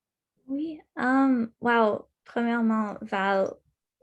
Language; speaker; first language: French; non-native, local second language; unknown